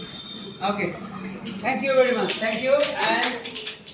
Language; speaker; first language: English; non-native, learner; Bangla